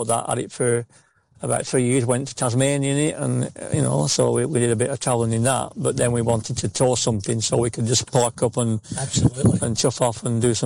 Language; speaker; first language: English; native; English